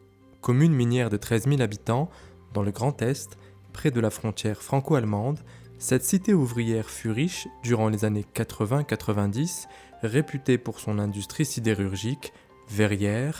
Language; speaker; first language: French; native; French